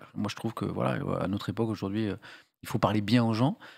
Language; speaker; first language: French; native; French